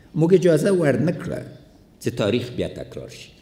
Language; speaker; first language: Persian; non-native, local second language; Pashto